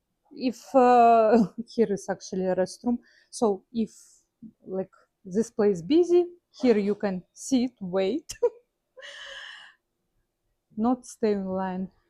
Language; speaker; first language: English; non-native, learner; Russian